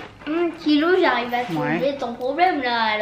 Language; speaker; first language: French; native; French